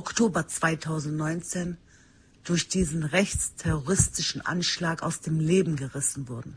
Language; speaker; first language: German; early bilingual, other home language; Turkish